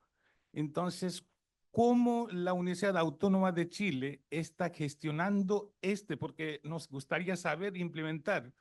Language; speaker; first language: Spanish; non-native, fluent; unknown